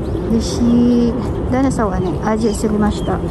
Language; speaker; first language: Japanese; non-native, learner; Filipino